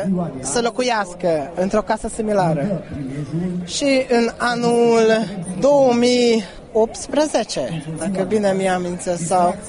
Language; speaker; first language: Romanian; non-native, fluent; Hungarian